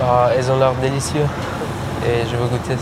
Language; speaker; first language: French; non-native, learner; Persian